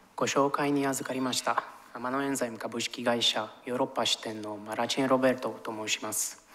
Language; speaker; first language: Japanese; non-native, fluent; Romanian